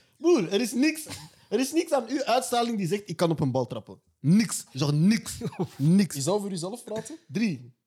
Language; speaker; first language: Dutch; native; Dutch